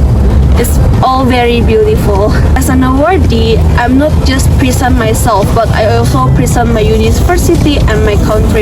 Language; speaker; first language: English; non-native, learner; Indonesian